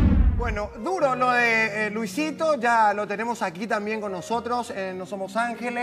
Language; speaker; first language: Spanish; native; Spanish